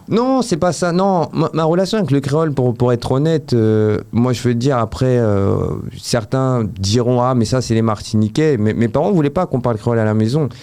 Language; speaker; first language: French; native; French